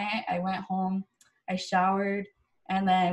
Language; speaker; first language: English; native; English